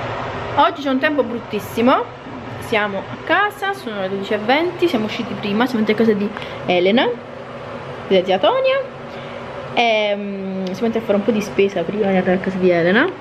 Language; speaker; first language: Italian; native; Italian